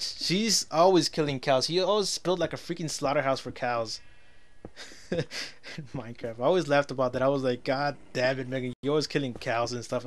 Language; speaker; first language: English; native; English